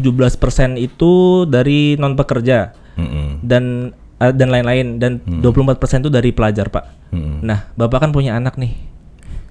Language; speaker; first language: Indonesian; native; Indonesian